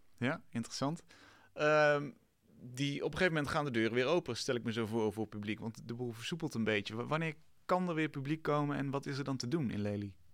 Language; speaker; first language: Dutch; native; Dutch